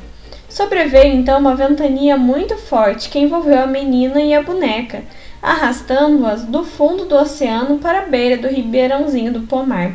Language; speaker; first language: Portuguese; native; Portuguese